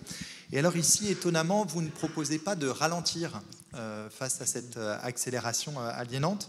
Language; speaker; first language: French; native; French